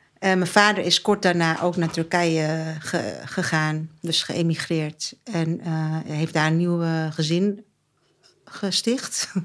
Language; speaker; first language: Dutch; early bilingual, other home language; Turkish